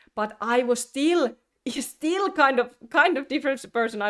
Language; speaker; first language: English; non-native, fluent; Finnish